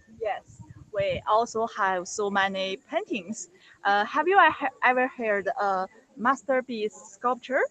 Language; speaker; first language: English; non-native, learner; Chinese